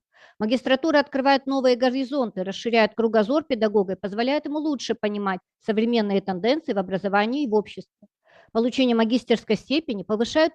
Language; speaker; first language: Russian; native; Russian